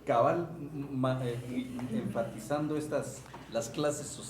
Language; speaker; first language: Spanish; native; Spanish